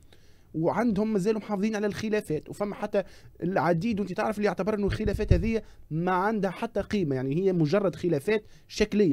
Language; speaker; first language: Arabic; native; Arabic